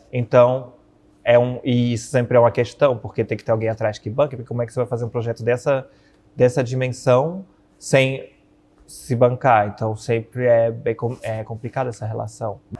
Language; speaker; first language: Portuguese; native; Portuguese